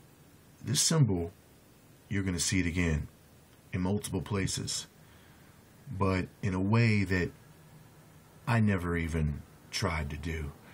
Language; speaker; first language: English; native; English